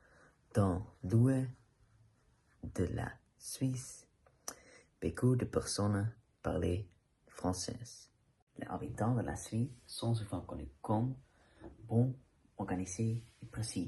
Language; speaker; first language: French; non-native, learner; Dutch